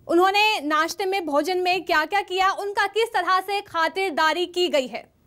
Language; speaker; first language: Hindi; native; Hindi